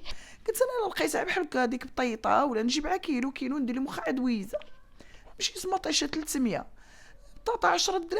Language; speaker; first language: Arabic; native; Arabic